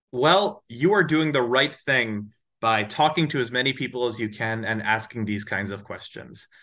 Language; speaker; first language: English; native; English